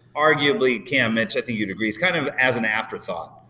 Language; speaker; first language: English; native; English